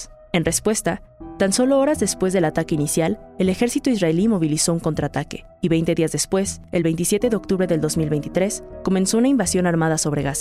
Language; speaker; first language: Spanish; native; Spanish